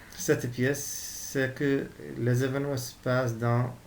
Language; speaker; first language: French; non-native, local second language; Arabic